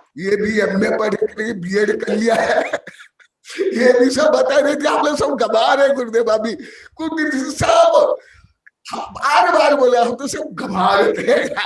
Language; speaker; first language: Hindi; non-native, local second language; Odia